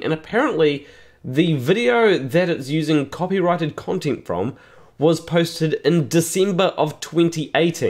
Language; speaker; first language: English; native; English